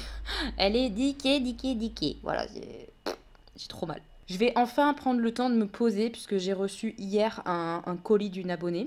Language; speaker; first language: French; native; French